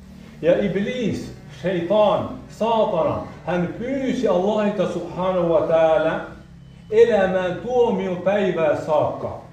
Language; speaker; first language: Finnish; non-native, fluent; Arabic